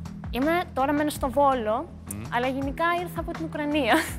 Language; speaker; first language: Greek; non-native, fluent; Russian